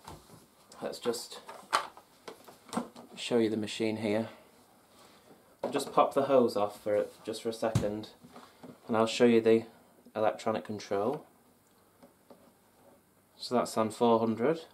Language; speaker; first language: English; native; English